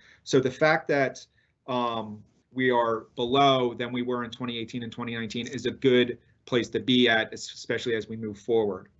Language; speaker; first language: English; native; English